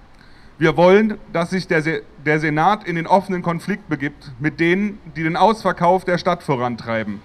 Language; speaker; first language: German; native; German